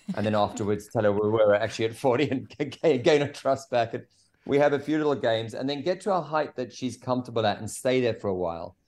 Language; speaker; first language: English; native; English